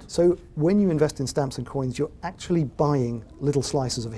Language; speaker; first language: English; native; English